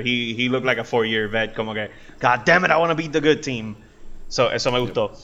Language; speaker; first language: English; non-native, local second language; Spanish